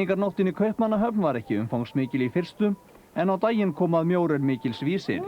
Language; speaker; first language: Icelandic; native; Icelandic